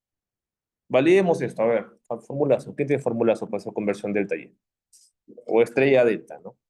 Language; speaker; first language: Spanish; native; Spanish